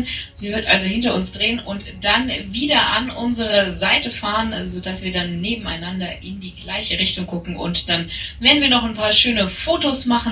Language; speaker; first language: German; native; German